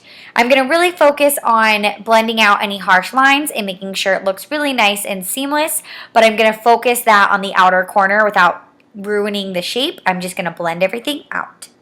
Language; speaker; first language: English; native; English